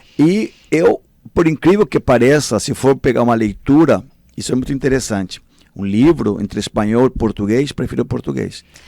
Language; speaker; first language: Portuguese; non-native, fluent; Spanish